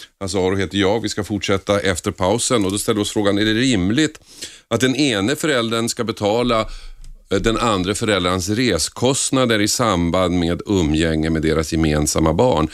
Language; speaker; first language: Swedish; native; Swedish